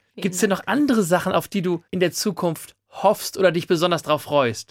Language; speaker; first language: German; native; German